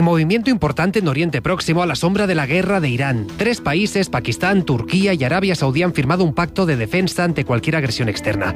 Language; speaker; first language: Spanish; native; Spanish